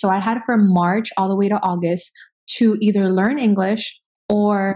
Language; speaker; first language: English; early bilingual, other home language; Spanish